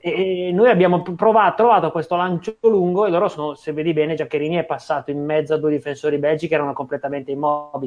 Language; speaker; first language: Italian; native; Italian